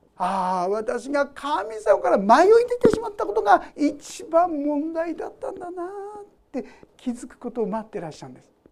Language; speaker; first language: Japanese; native; Japanese